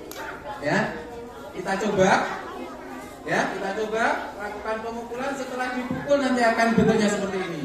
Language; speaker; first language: Indonesian; native; Indonesian